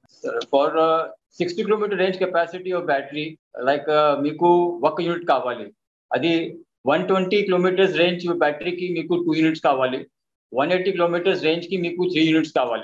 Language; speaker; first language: Telugu; non-native, local second language; Hindi